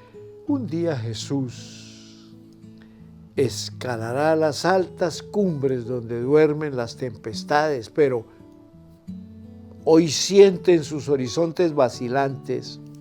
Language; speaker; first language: Spanish; native; Spanish